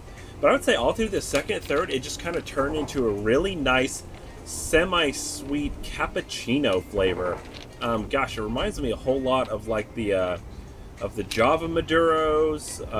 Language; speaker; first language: English; native; English